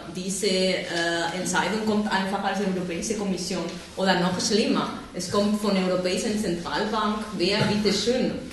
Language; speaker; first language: German; non-native, fluent; Spanish